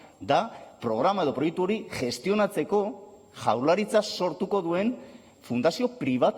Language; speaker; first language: Basque; non-native, local second language; Spanish